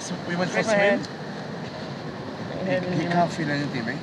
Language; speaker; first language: English; non-native, fluent; Portuguese